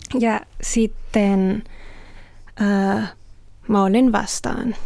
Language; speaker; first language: Finnish; non-native, learner; Spanish